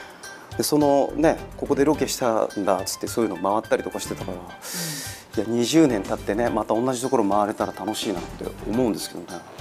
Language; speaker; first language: Japanese; native; Japanese